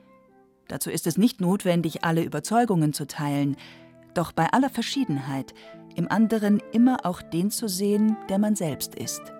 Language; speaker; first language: German; native; German